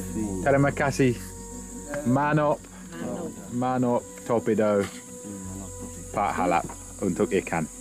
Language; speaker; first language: Indonesian; non-native, learner; English